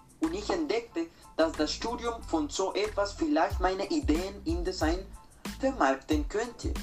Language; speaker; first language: German; non-native, learner; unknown